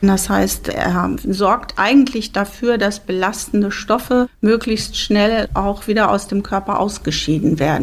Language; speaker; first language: German; native; German